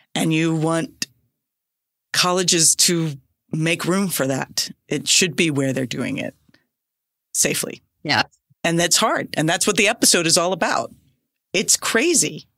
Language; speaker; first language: English; native; English